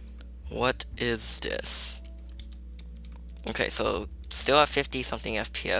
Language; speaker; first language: English; native; English